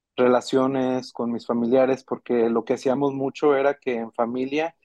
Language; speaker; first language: Spanish; native; Spanish